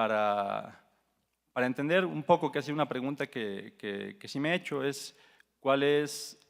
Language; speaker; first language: Spanish; native; Spanish